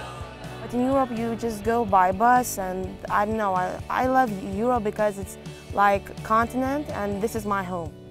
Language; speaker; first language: English; non-native, fluent; Lithuanian